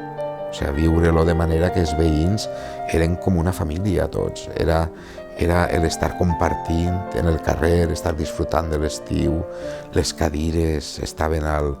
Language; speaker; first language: Catalan; native; Catalan